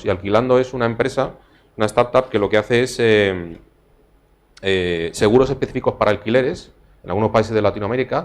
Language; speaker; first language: Spanish; native; Spanish